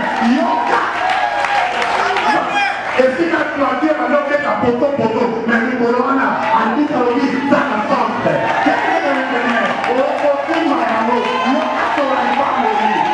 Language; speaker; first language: French; non-native, local second language; Lingala